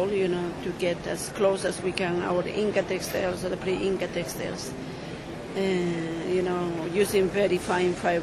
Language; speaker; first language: English; non-native, learner; Spanish